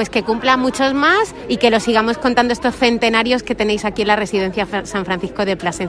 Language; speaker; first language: Spanish; native; Spanish